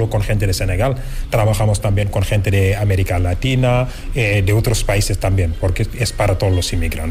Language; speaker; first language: Spanish; non-native, fluent; Wolof